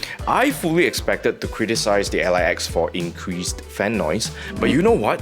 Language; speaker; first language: English; native; English